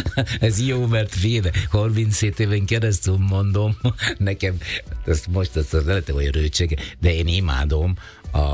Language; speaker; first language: Hungarian; non-native, learner; Italian